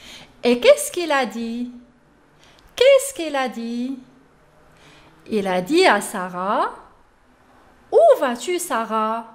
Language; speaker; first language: French; non-native, local second language; Arabic